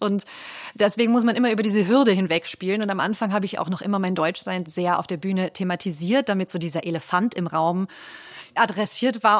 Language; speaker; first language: German; native; German